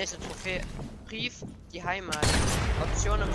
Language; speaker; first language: German; native; German